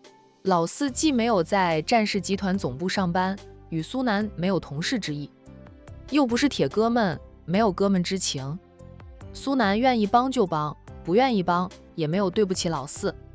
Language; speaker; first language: Chinese; native; Chinese